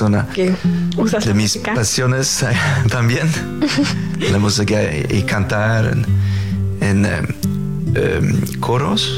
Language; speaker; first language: Spanish; non-native, fluent; Faroese